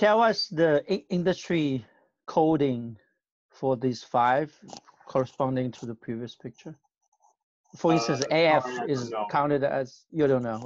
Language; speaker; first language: English; non-native, fluent; Chinese